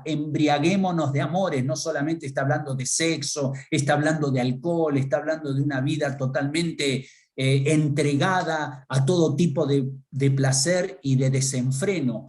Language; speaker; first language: Spanish; native; Spanish